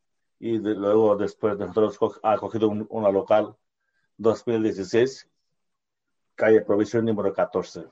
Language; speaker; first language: Spanish; non-native, learner; Bangla